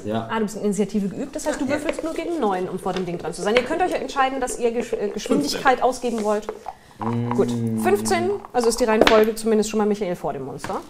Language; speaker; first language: German; native; German